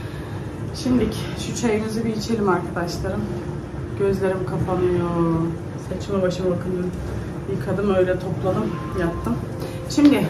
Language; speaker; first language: Turkish; native; Turkish